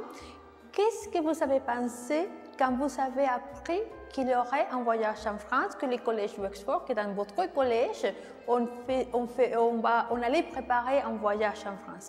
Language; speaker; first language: French; non-native, fluent; Spanish